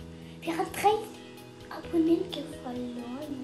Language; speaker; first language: German; non-native, learner; Portuguese